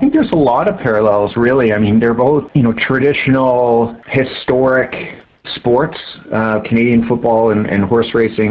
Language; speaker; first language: English; native; English